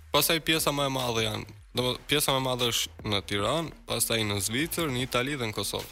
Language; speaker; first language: Albanian; native; Albanian